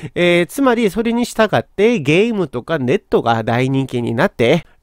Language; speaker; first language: Japanese; non-native, fluent; Korean